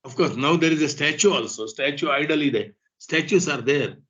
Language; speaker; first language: English; non-native, local second language; Kannada